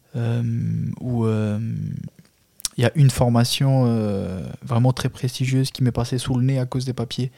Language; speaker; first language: French; non-native, fluent; Albanian